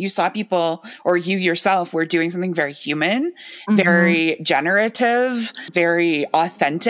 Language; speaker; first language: English; native; English